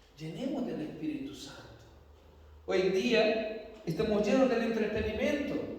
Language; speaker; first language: Spanish; non-native, fluent; Portuguese